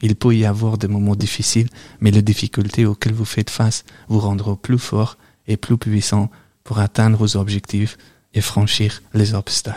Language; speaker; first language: French; non-native, fluent; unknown